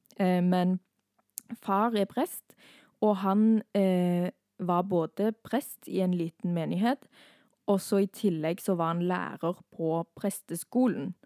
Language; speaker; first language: Norwegian; early bilingual, heritage; Norwegian